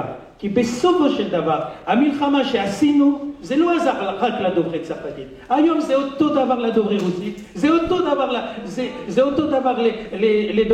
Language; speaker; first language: Hebrew; non-native, fluent; French